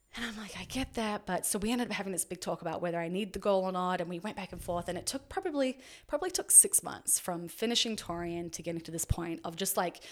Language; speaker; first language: English; native; English